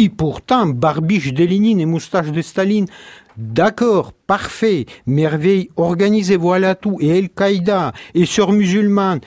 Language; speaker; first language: French; non-native, fluent; Russian